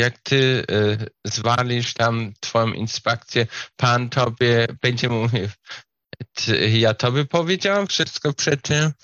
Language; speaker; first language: Polish; non-native, fluent; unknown